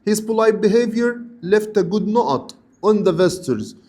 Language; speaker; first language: English; non-native, fluent; Arabic